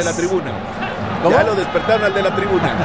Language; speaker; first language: Spanish; native; Spanish